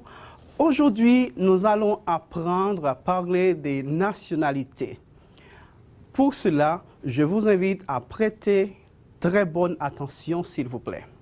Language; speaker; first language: French; non-native, fluent; Spanish